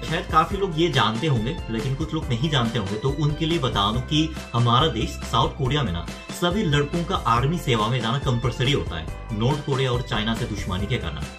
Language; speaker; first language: Hindi; non-native, fluent; Korean